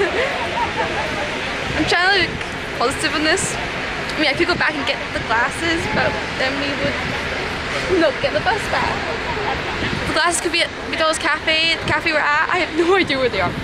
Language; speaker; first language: English; native; English